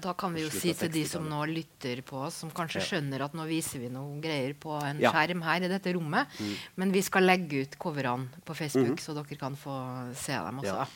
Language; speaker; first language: Norwegian; native; Norwegian